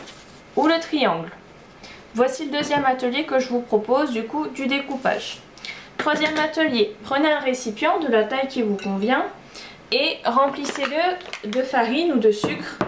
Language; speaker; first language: French; native; French